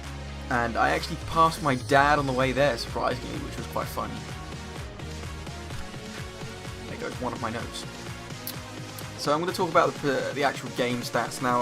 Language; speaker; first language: English; native; English